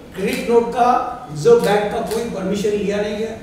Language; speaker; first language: Hindi; non-native, local second language; Marathi